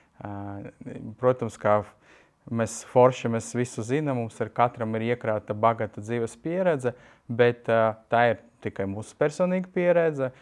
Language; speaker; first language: Latvian; non-native, local second language; Russian